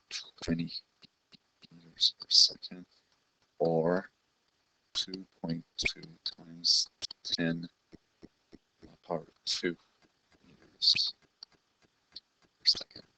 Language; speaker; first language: English; native; English